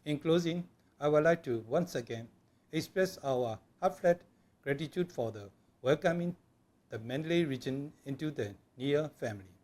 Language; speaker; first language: English; non-native, local second language; Burmese